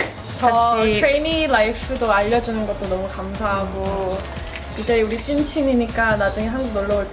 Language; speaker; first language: Korean; early bilingual, heritage; English